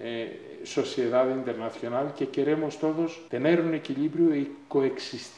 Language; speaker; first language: Spanish; non-native, fluent; Greek